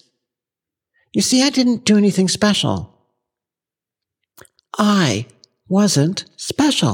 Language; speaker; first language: English; native; English